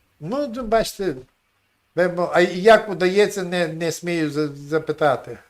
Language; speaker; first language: Ukrainian; native; Ukrainian